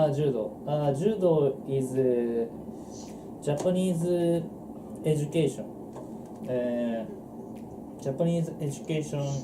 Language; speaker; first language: English; non-native, learner; Japanese